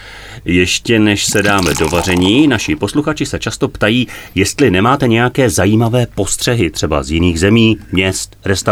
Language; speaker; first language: Czech; native; Czech